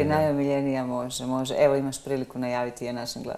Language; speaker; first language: Serbian; native; Serbian